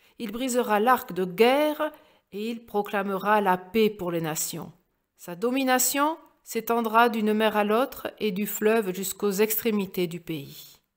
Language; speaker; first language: French; native; French